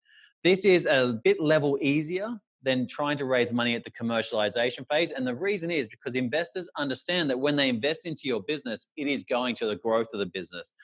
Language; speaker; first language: English; native; English